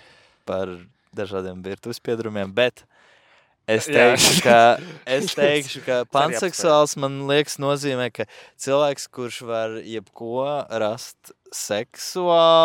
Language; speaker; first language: Latvian; native; Latvian